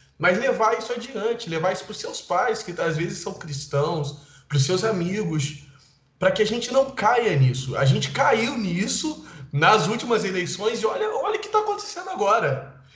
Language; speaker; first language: Portuguese; native; Portuguese